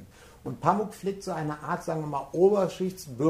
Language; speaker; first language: German; native; German